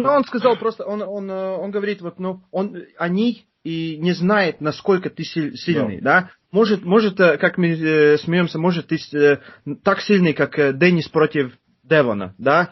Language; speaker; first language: Russian; non-native, fluent; Turkish